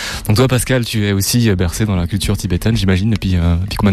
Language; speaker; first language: French; native; French